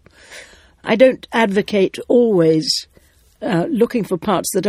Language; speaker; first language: English; native; English